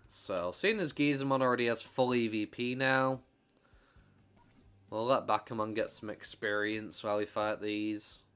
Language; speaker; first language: English; native; English